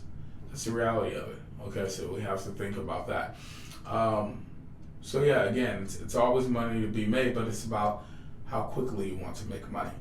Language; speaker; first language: English; native; English